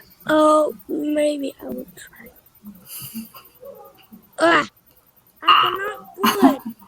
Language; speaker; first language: English; non-native, learner; Vietnamese